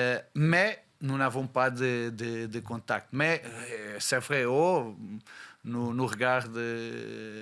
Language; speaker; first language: French; non-native, fluent; Portuguese